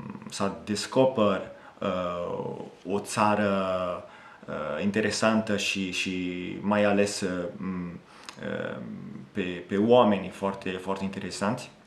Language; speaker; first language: Romanian; non-native, fluent; Italian